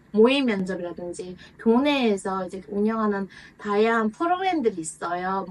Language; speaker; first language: Korean; non-native, fluent; Mongolian